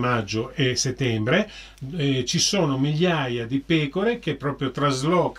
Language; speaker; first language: Italian; native; Italian